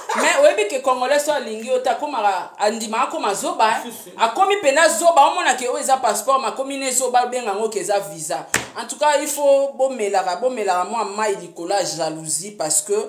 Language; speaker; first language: Lingala; non-native, local second language; Mongo